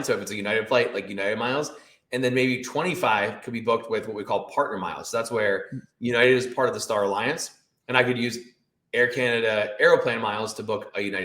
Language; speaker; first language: English; native; English